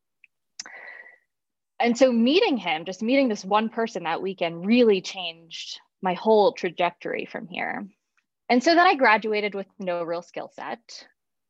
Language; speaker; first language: English; native; English